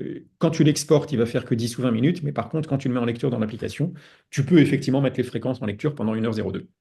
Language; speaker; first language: French; native; French